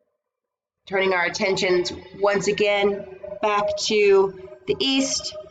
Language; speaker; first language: English; native; English